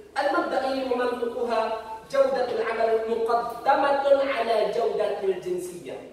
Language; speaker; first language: Arabic; non-native, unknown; Indonesian